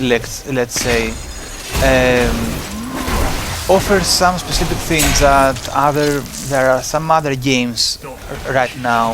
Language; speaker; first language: English; non-native, fluent; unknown